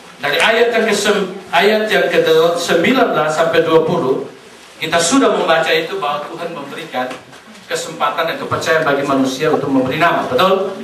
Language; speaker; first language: Indonesian; native; Indonesian